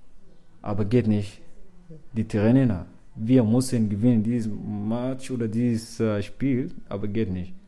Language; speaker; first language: German; non-native, learner; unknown